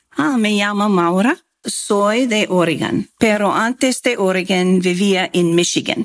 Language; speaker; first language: Spanish; non-native, learner; English